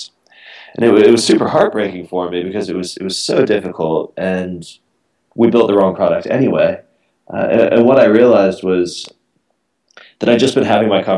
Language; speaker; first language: English; native; English